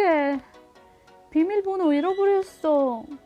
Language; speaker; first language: Korean; non-native, learner; Filipino